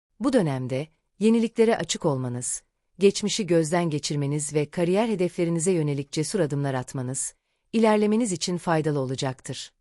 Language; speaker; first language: Turkish; native; Turkish